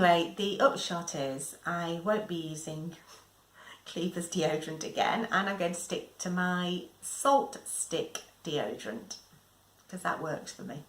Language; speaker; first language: English; native; English